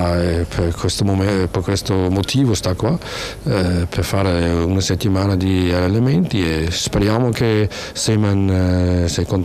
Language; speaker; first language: Italian; non-native, learner; Danish